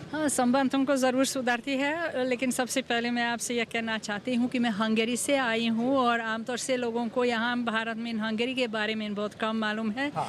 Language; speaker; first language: Hindi; non-native, fluent; Hungarian